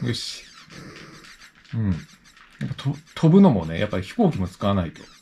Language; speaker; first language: Japanese; native; Japanese